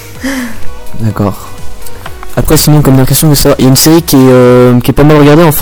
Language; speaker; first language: French; native; French